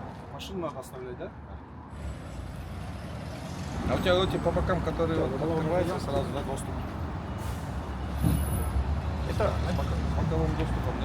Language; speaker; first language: Russian; native; Russian